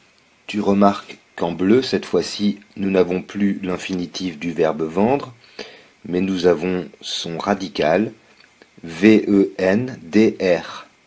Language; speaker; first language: French; non-native, fluent; Kazakh